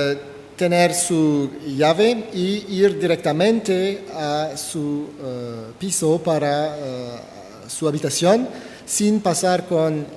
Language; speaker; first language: Spanish; non-native, fluent; French